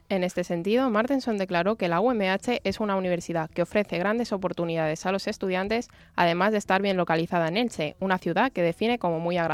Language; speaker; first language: Spanish; native; Spanish